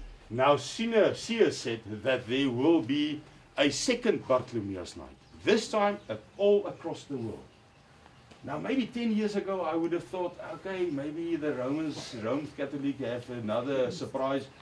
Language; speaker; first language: English; non-native, local second language; Afrikaans